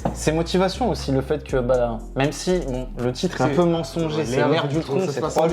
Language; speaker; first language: French; native; French